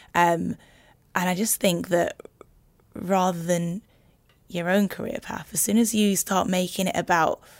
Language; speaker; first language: English; native; English